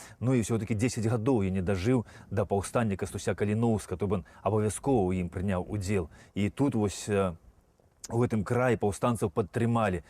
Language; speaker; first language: Belarusian; native; Belarusian